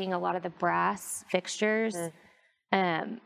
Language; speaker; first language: English; native; English